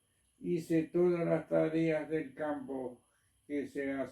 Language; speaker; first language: Spanish; non-native, local second language; German